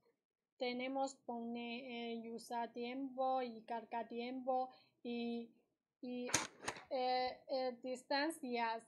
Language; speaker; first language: Spanish; non-native, learner; Chinese